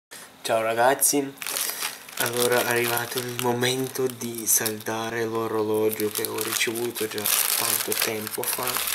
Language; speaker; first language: Italian; non-native, fluent; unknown